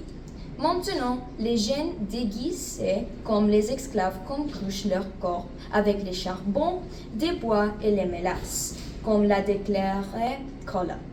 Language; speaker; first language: French; non-native, learner; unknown